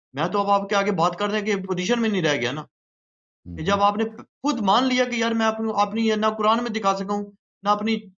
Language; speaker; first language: Urdu; native; Urdu